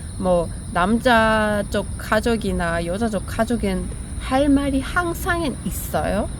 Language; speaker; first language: Korean; non-native, fluent; Persian